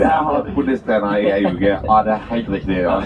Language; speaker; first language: Norwegian; native; Norwegian